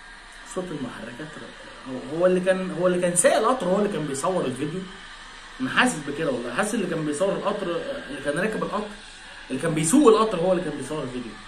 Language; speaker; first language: Arabic; native; Arabic